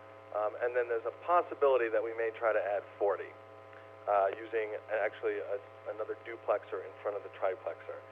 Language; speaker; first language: English; native; English